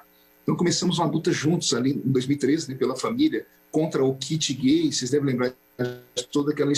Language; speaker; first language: Portuguese; native; Portuguese